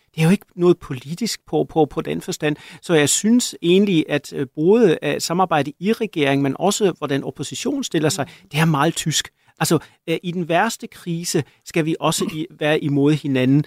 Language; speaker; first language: Danish; non-native, fluent; German